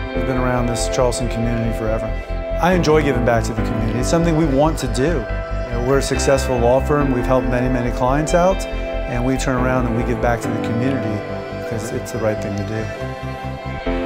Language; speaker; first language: English; native; English